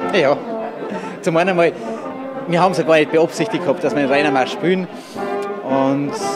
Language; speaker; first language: German; native; German